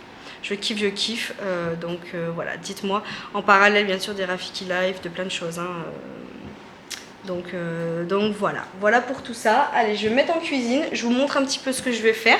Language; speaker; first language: French; native; French